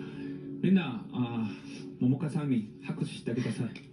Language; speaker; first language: Japanese; non-native, fluent; Korean